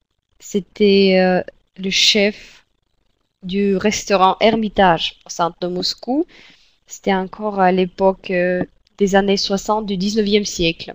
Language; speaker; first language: French; non-native, fluent; Russian